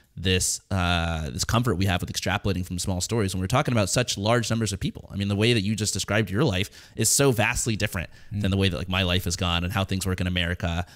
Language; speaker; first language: English; native; English